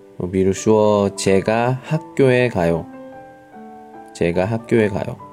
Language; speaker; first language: Korean; non-native, fluent; Chinese